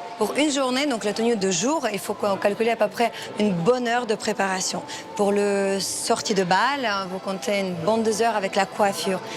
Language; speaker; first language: French; non-native, fluent; Ukrainian